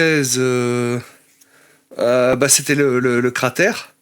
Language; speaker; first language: French; native; French